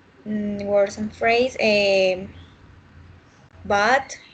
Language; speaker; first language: English; non-native, learner; Spanish